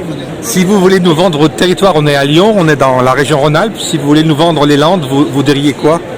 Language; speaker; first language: French; native; French